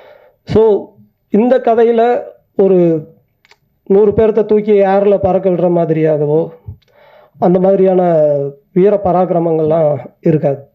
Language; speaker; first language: Tamil; native; Tamil